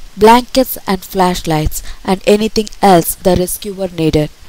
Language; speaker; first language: English; native; English